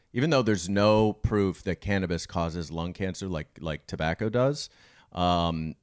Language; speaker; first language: English; native; English